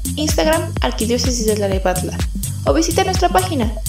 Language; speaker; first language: Spanish; native; Spanish